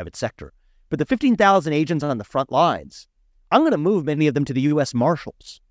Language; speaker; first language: English; early bilingual, other home language; Hindi